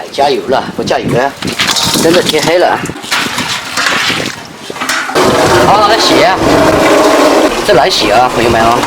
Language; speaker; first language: Chinese; native; Chinese